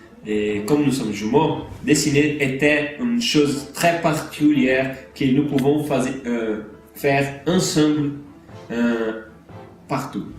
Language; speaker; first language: French; non-native, learner; Portuguese